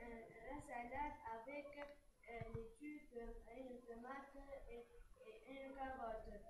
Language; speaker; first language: French; non-native, learner; Arabic